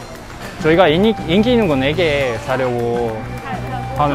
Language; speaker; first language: Korean; non-native, fluent; Japanese